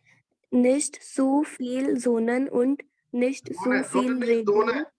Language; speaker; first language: German; non-native, learner; Hindi